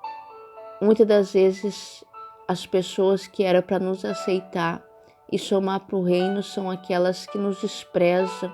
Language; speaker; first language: Portuguese; native; Portuguese